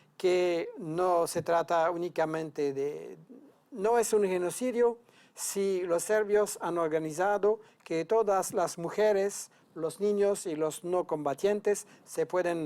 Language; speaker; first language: Spanish; non-native, fluent; French